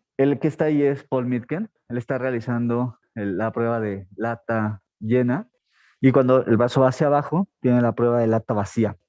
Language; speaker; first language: Spanish; native; Spanish